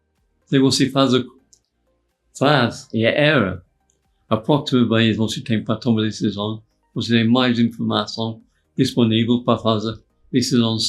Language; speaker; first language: Portuguese; non-native, fluent; English